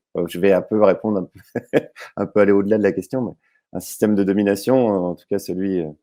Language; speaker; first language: French; native; French